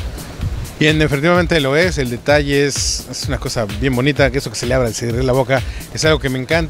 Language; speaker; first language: Spanish; native; Spanish